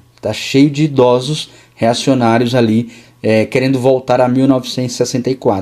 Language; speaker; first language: Portuguese; native; Portuguese